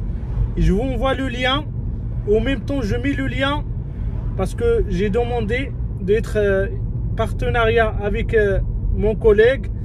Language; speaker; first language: French; non-native, fluent; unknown